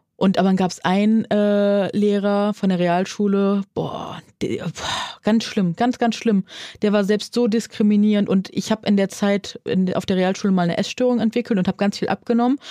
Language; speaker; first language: German; native; German